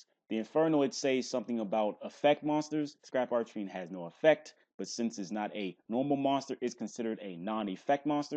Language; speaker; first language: English; native; English